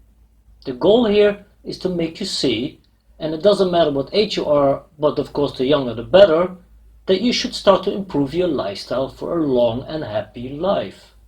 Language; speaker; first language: English; non-native, fluent; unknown